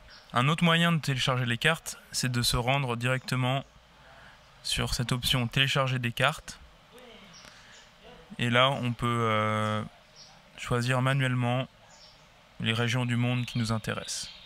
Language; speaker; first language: French; native; French